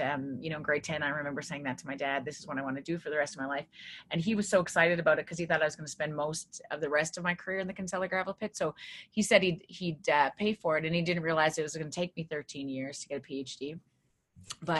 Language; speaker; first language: English; native; English